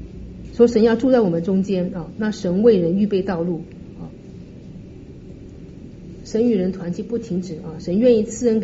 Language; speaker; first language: Chinese; native; Chinese